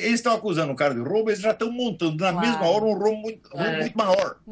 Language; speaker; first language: Portuguese; native; Portuguese